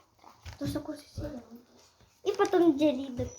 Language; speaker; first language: Russian; non-native, local second language; Kazakh